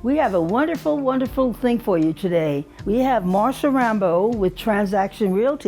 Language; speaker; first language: English; native; English